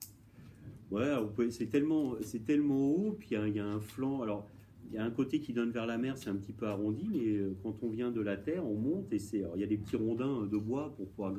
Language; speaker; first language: French; native; French